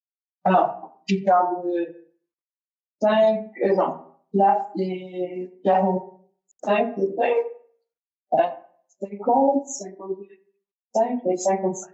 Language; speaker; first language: French; non-native, fluent; English